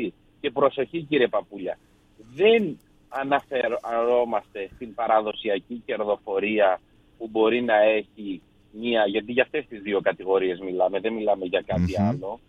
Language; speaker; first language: Greek; native; Greek